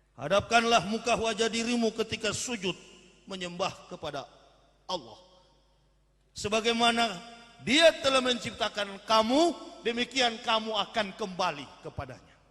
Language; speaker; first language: Indonesian; native; Indonesian